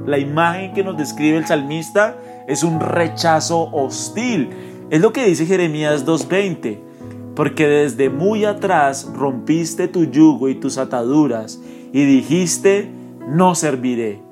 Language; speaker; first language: Spanish; native; Spanish